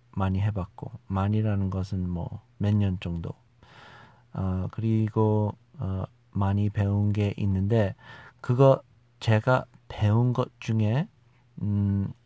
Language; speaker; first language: Korean; non-native, fluent; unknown